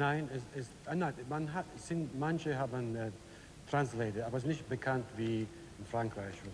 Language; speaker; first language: German; early bilingual, heritage; Italian